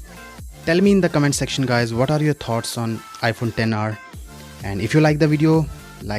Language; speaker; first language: English; non-native, local second language; Urdu